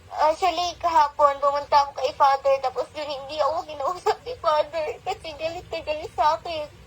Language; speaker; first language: Filipino; native; Filipino